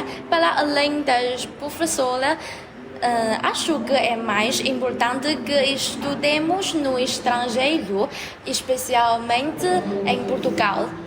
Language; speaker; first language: Portuguese; non-native, learner; Chinese